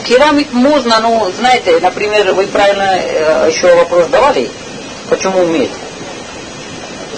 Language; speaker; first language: Russian; non-native, learner; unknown